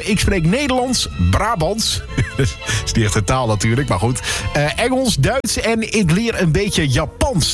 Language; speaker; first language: Dutch; native; Dutch